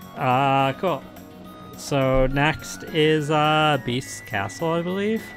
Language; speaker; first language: English; native; English